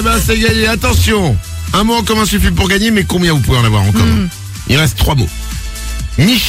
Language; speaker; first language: French; native; French